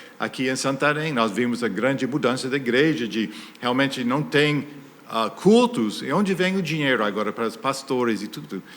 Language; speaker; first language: Portuguese; non-native, fluent; English